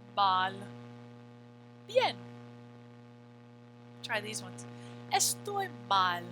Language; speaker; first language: Spanish; non-native, fluent; English